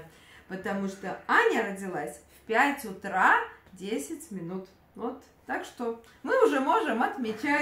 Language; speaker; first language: Russian; native; Russian